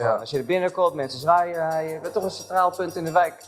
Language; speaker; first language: Dutch; native; Dutch